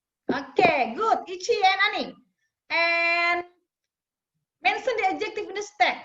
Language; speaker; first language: English; non-native, fluent; Indonesian